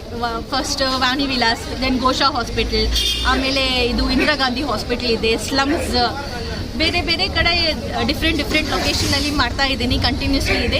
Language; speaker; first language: Kannada; non-native, local second language; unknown